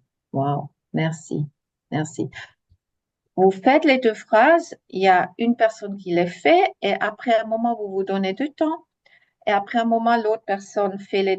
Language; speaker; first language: French; non-native, fluent; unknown